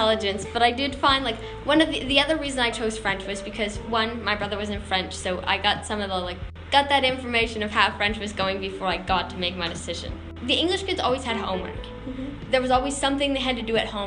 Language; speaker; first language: English; native; English